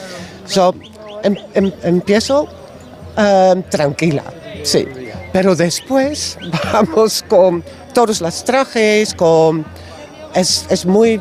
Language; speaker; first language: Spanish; non-native, learner; Dutch